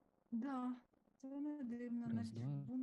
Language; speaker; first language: Ukrainian; native; Ukrainian